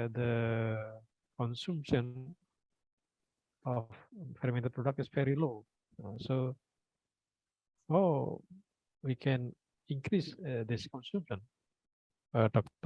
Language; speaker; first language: English; non-native, fluent; Indonesian